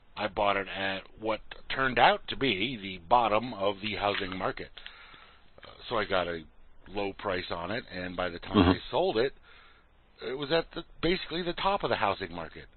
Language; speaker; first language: English; native; English